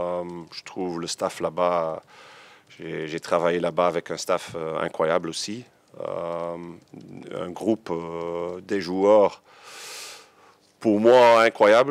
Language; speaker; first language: French; non-native, local second language; Dutch